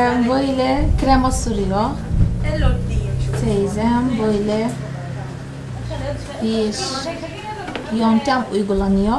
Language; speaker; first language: Turkish; non-native, fluent; Portuguese